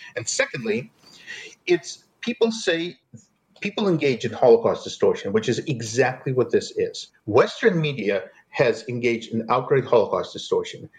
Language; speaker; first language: English; non-native, fluent; Russian